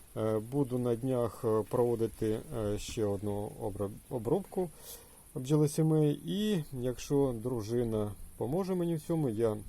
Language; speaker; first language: Ukrainian; non-native, local second language; Russian